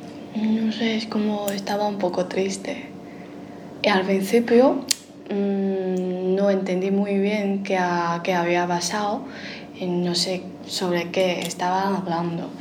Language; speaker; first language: Spanish; non-native, fluent; Chinese